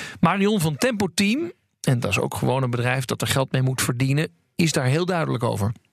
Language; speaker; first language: Dutch; native; Dutch